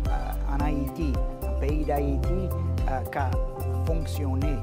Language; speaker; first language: Haitian Creole; non-native, fluent; English